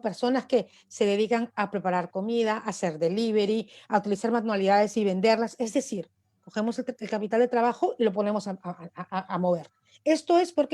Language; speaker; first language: Spanish; native; Spanish